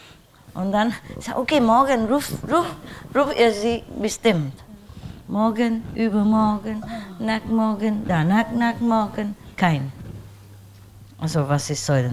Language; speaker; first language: German; non-native, learner; Vietnamese